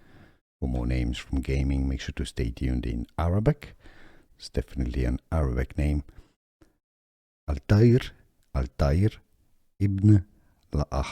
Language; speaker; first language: English; non-native, fluent; French